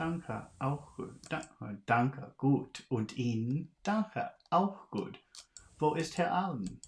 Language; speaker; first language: German; non-native, learner; English